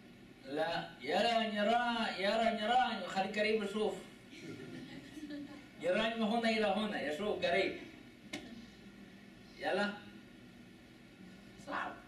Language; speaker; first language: Arabic; non-native, learner; Chinese